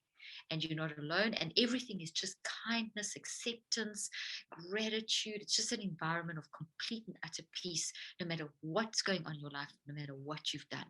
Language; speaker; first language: English; native; English